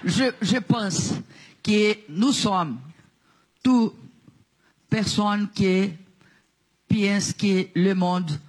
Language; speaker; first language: French; non-native, learner; Portuguese